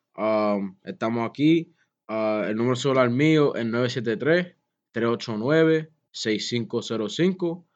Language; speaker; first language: Spanish; early bilingual, heritage; Spanish